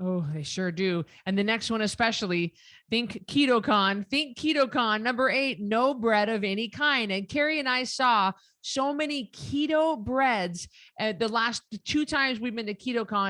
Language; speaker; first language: English; native; English